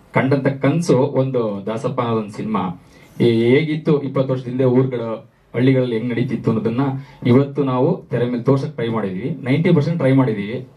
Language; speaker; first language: Kannada; native; Kannada